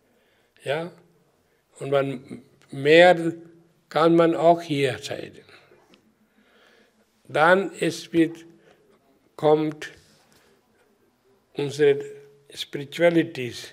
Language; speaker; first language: German; non-native, learner; Hindi